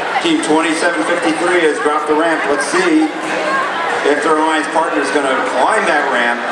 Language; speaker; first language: English; native; English